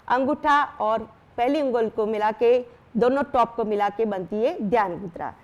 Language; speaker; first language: Hindi; non-native, local second language; Gujarati